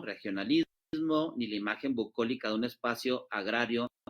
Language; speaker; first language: Spanish; native; Spanish